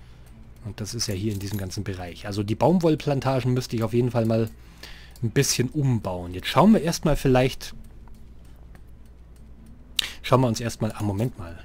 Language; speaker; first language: German; native; German